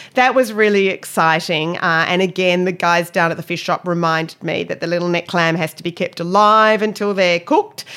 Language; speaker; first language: English; native; English